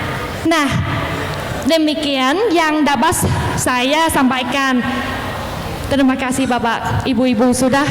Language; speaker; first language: Indonesian; non-native, learner; Vietnamese